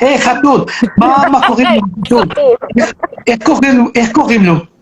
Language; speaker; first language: Hebrew; non-native, learner; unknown